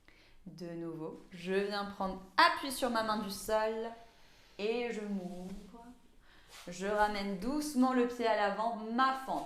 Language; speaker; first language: French; native; French